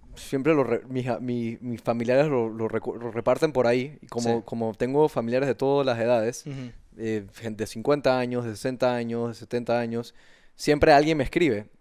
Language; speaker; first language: Spanish; native; Spanish